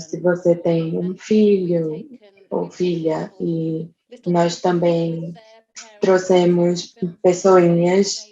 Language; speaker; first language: Portuguese; non-native, fluent; English